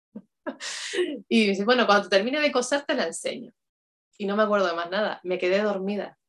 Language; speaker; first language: Spanish; native; Spanish